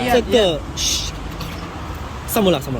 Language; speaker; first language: Chinese; non-native, local second language; English